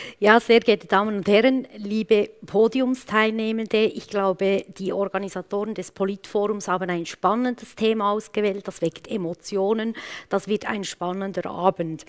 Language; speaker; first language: German; native; German